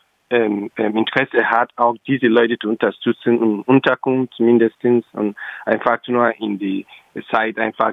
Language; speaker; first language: German; non-native, local second language; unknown